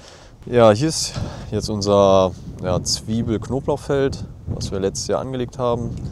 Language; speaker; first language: German; native; German